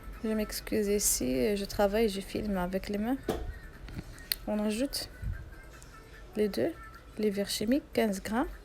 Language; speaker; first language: French; non-native, local second language; Arabic